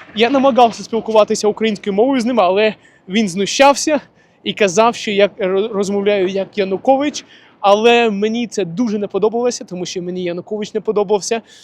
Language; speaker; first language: Ukrainian; non-native, local second language; Russian